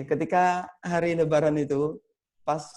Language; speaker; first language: Indonesian; non-native, fluent; Thai